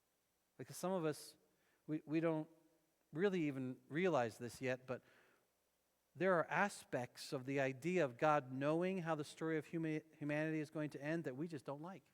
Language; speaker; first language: English; native; English